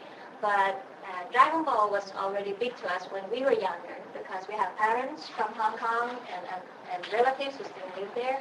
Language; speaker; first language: English; non-native, fluent; Swedish